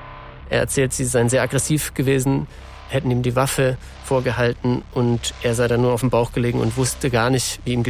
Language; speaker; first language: German; native; German